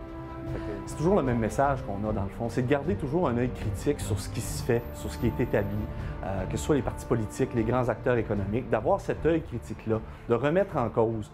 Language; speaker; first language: French; native; French